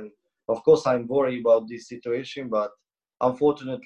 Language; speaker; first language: English; non-native, learner; Ukrainian